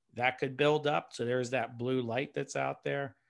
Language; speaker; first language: English; native; English